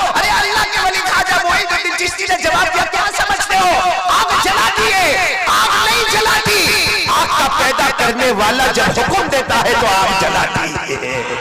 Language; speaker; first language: Urdu; native; Urdu